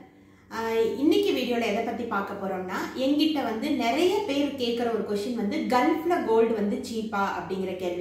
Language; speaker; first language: Tamil; native; Tamil